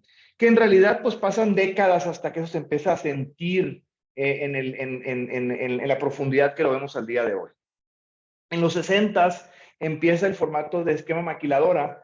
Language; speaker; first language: Spanish; native; Spanish